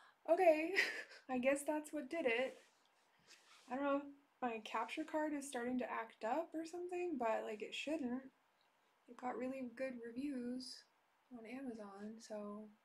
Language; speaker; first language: English; native; English